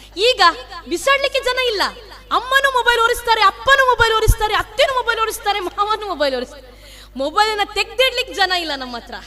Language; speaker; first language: Kannada; non-native, local second language; Tulu